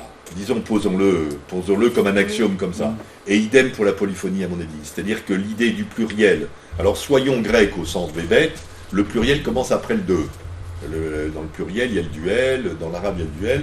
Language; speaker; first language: French; native; French